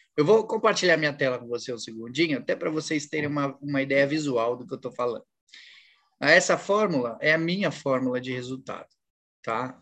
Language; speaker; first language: Portuguese; native; Portuguese